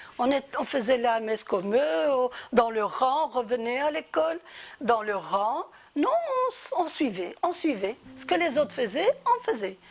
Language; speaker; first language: French; early bilingual, other home language; Arabic